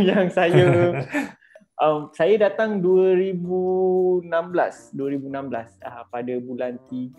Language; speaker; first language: Malay; native; Malay